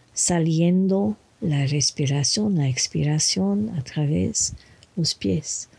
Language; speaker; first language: Spanish; non-native, learner; English